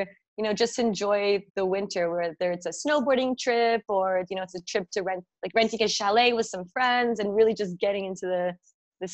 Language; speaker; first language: English; native; English